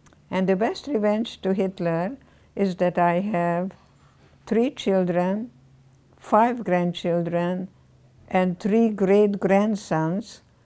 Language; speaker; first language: English; non-native, fluent; Hungarian